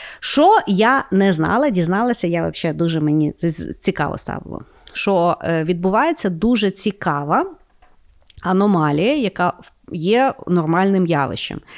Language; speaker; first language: Ukrainian; native; Ukrainian